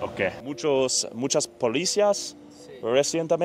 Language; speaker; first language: Spanish; non-native, learner; English